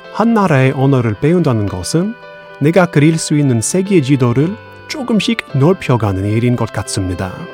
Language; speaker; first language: Korean; non-native, fluent; English